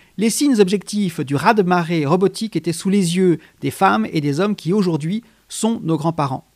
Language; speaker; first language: French; native; French